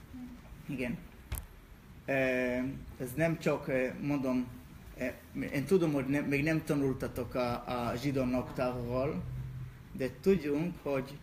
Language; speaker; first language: Hungarian; non-native, learner; Hebrew